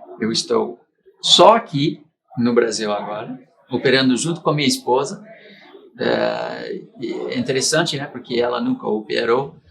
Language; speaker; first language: Portuguese; non-native, fluent; English